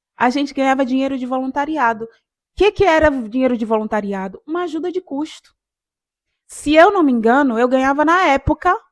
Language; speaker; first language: Portuguese; native; Portuguese